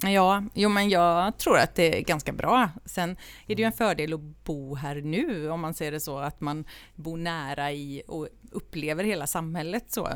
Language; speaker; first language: Swedish; native; Swedish